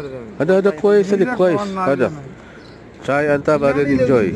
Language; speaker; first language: Arabic; non-native, learner; Filipino